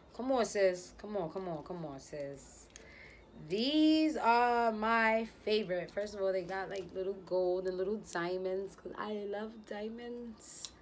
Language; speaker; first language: English; native; English